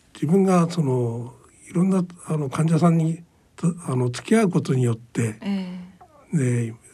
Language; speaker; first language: Japanese; native; Japanese